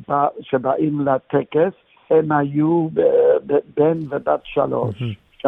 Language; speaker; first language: Hebrew; non-native, fluent; English